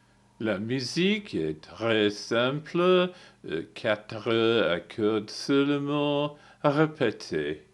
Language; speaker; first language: French; non-native, learner; English